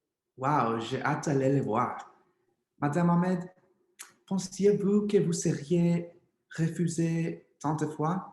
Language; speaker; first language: French; non-native, learner; English